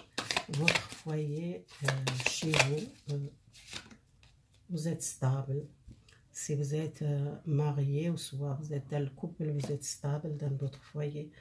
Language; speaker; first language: French; non-native, fluent; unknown